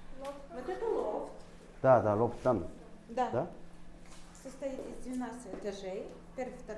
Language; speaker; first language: Russian; non-native, learner; Korean